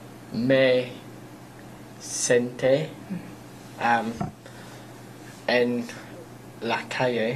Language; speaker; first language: Spanish; non-native, learner; English